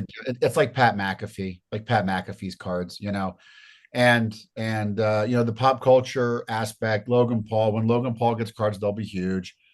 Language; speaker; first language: English; native; English